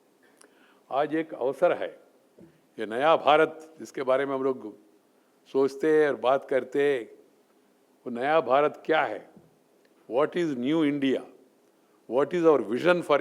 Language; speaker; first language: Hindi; non-native, local second language; Telugu